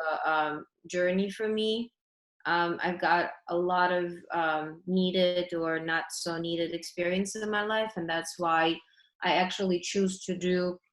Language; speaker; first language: English; early bilingual, other home language; Russian